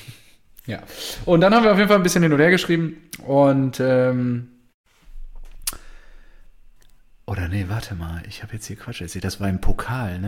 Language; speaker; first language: German; native; German